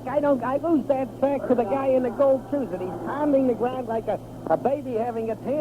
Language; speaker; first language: English; native; English